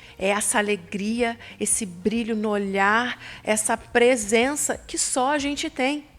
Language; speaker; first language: Portuguese; native; Portuguese